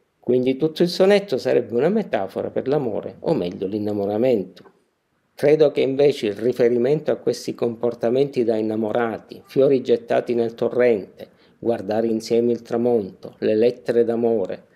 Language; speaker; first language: Italian; native; Italian